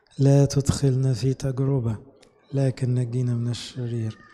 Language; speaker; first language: Arabic; native; Arabic